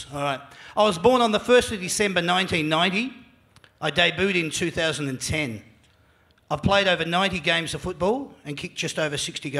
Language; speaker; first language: English; native; English